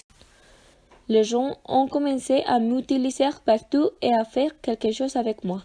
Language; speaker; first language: French; non-native, learner; Spanish